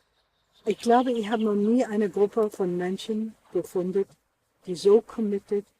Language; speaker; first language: German; non-native, fluent; English